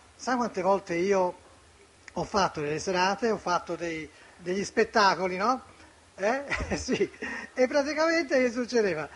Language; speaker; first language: Italian; native; Italian